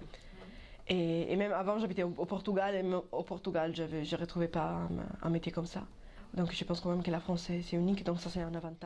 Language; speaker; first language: French; native; French